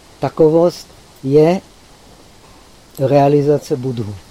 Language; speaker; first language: Czech; native; Czech